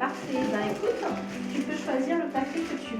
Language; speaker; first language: French; native; French